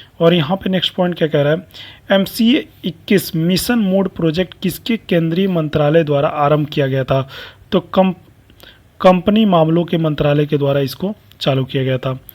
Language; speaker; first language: Hindi; native; Hindi